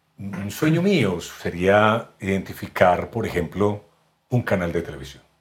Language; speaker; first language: Spanish; native; Spanish